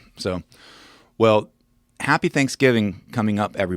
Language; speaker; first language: English; native; English